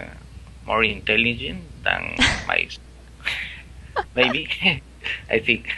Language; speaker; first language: English; non-native, learner; Spanish